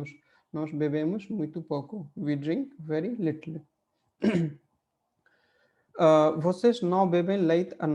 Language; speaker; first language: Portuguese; non-native, fluent; Hindi